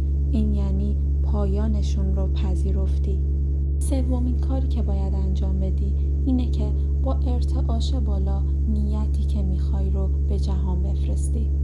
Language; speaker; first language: Persian; native; Persian